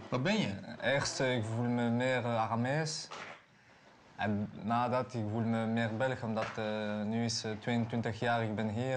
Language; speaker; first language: Dutch; non-native, learner; Aramaic